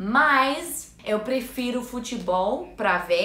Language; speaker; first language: Portuguese; non-native, learner; English